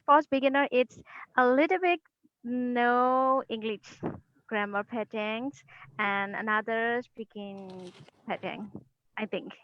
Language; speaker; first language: English; non-native, learner; Burmese